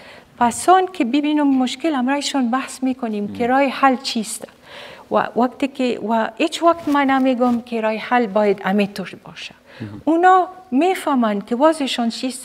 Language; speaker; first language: Persian; non-native, fluent; Arabic